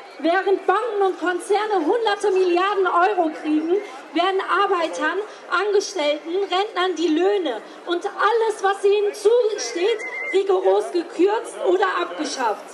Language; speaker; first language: German; early bilingual, other home language; Turkish